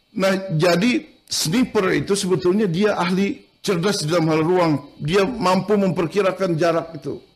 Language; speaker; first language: Indonesian; non-native, local second language; Banjar